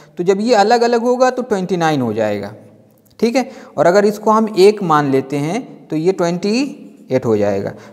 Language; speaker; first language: Urdu; native; Urdu